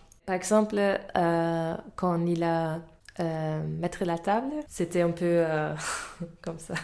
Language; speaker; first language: French; non-native, fluent; German